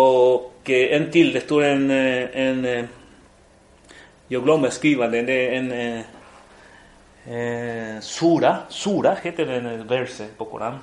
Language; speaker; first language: Swedish; non-native, fluent; Spanish